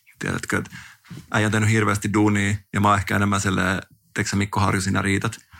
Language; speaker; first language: Finnish; native; Finnish